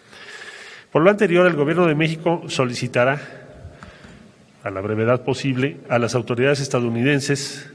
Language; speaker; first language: Spanish; native; Spanish